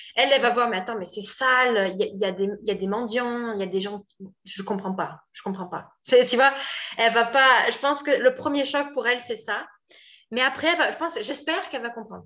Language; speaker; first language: French; native; French